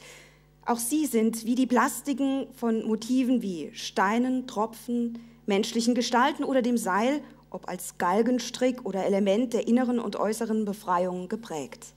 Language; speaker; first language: German; native; German